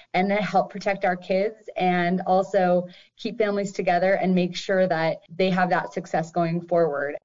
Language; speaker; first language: English; native; English